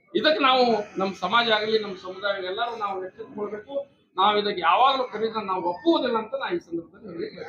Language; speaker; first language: Kannada; non-native, local second language; Lambadi